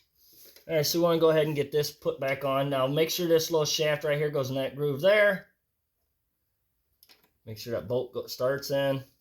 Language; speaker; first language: English; native; English